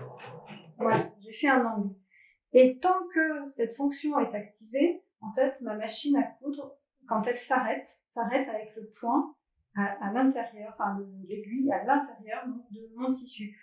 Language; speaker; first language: French; native; French